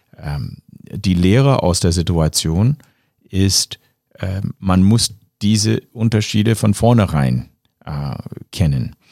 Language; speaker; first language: German; non-native, fluent; English